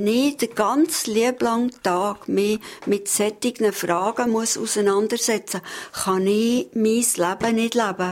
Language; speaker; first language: German; native; German